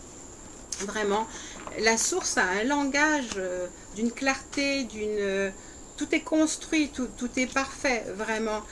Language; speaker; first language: French; native; French